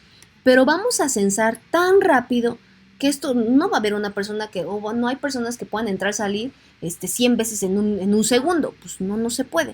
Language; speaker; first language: Spanish; native; Spanish